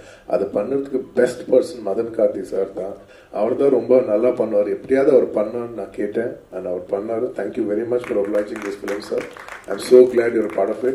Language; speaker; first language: Tamil; non-native, local second language; Telugu